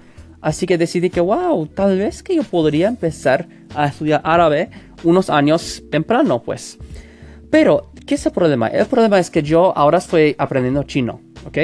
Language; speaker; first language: Spanish; non-native, fluent; English